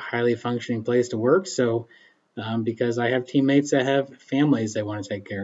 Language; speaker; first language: English; native; English